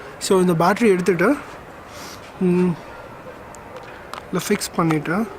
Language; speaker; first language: Tamil; native; Tamil